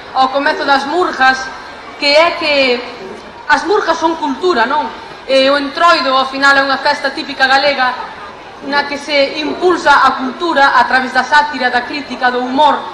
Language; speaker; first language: Galician; native; Galician